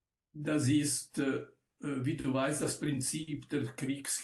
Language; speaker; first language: German; non-native, local second language; Italian